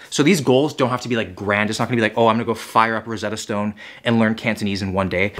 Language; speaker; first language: English; native; English